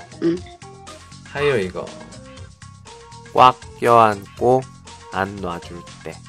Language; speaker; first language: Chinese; non-native, learner; Korean